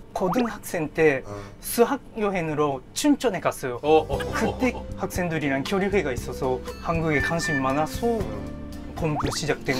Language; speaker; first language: Korean; non-native, fluent; Japanese